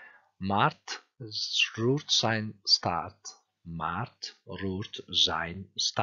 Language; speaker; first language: Dutch; non-native, fluent; Turkish